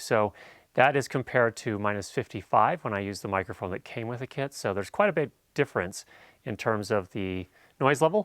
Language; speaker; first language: English; native; English